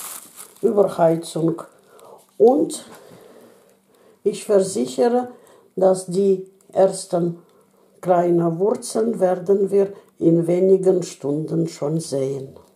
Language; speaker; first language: German; non-native, learner; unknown